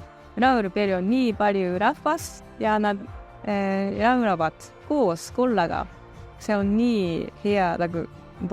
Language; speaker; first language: Estonian; early bilingual, other home language; Japanese